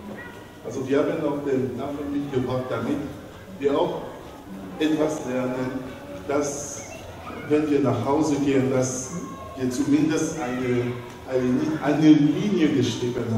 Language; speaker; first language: German; non-native, learner; French